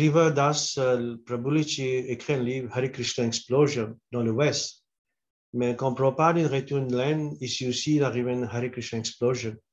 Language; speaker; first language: French; non-native, local second language; Morisyen